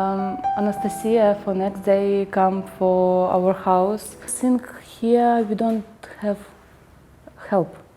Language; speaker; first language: English; non-native, learner; Ukrainian